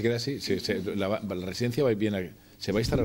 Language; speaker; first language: Spanish; native; Spanish